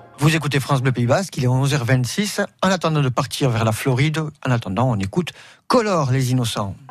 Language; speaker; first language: French; native; French